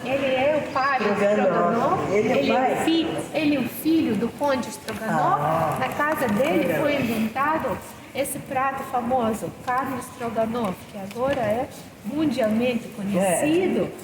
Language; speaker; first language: Portuguese; non-native, fluent; Russian